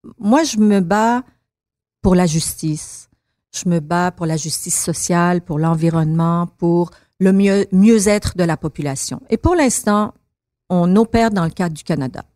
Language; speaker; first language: French; early bilingual, other home language; Persian